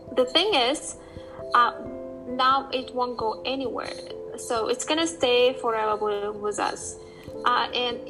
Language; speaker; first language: English; non-native, fluent; Uzbek